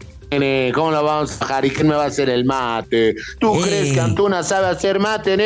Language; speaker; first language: Spanish; native; Spanish